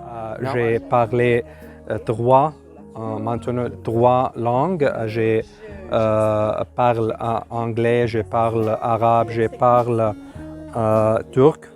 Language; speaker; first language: French; non-native, learner; Arabic